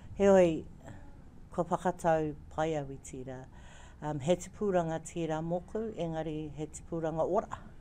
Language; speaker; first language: Māori; native; Māori